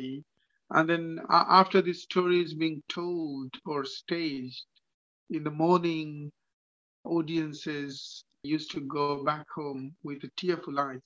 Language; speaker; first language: English; non-native, local second language; Bangla